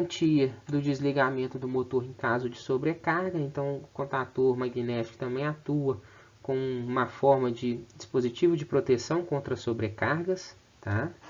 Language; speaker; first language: Portuguese; native; Portuguese